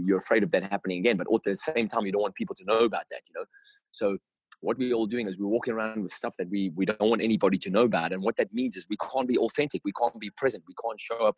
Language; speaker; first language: English; native; English